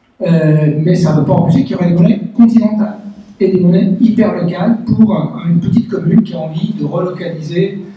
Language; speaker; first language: French; native; French